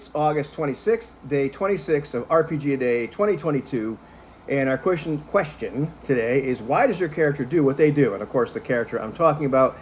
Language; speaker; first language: English; native; English